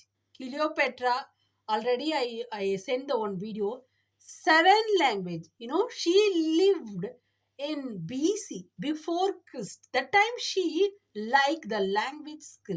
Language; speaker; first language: English; non-native, learner; Tamil